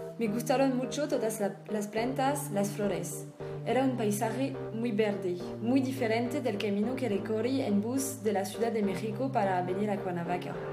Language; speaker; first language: Spanish; non-native, fluent; French